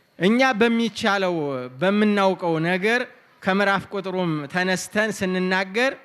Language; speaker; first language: Amharic; native; Amharic